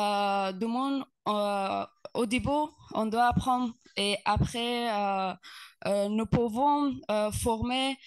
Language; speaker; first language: French; non-native, learner; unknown